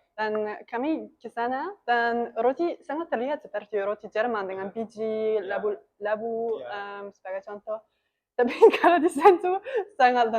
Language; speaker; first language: Indonesian; non-native, learner; German